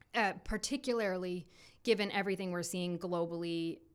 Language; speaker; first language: English; native; English